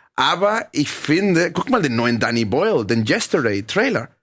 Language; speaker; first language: German; non-native, fluent; Spanish